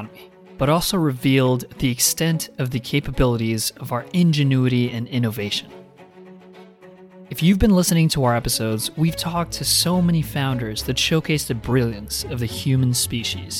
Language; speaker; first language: English; non-native, local second language; Filipino